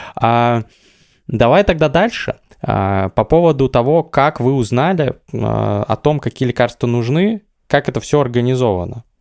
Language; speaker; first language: Russian; native; Russian